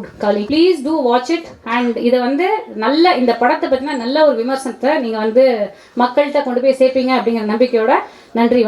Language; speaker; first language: Tamil; native; Tamil